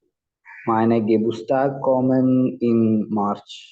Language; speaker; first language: German; non-native, learner; Malayalam